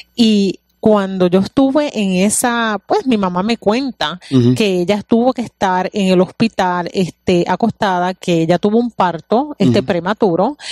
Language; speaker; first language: Spanish; native; Spanish